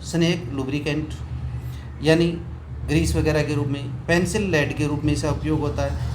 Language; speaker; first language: Hindi; native; Hindi